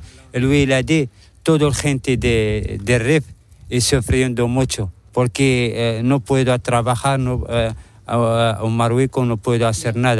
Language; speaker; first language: Spanish; non-native, learner; Arabic